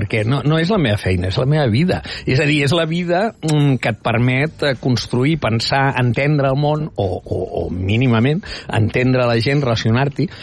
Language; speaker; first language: Catalan; native; Catalan